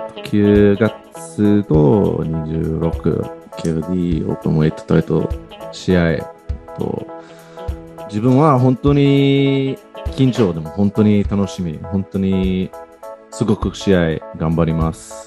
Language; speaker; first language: Japanese; non-native, learner; English